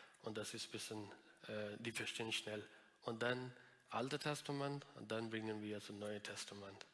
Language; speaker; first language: German; non-native, learner; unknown